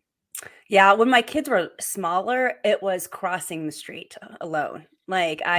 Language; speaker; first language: English; native; English